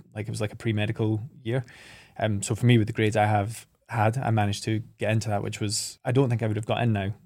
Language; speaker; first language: English; native; English